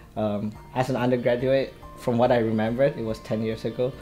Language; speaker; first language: English; non-native, fluent; Indonesian